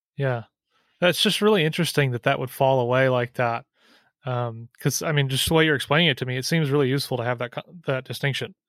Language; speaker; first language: English; native; English